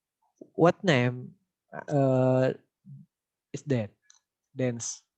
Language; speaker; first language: English; non-native, learner; Indonesian